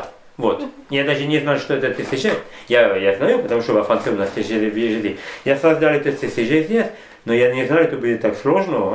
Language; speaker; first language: Russian; non-native, learner; French